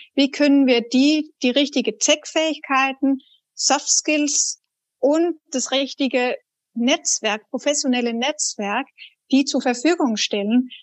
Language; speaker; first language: German; non-native, fluent; Danish